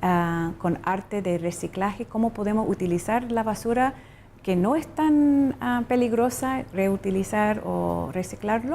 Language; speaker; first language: Spanish; non-native, fluent; English